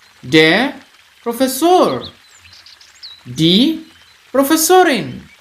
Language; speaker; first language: German; non-native, fluent; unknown